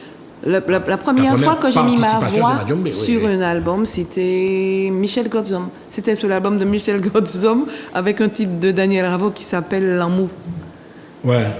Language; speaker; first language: French; native; French